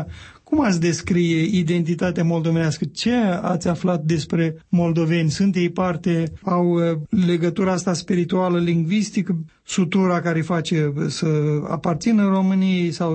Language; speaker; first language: Romanian; native; Romanian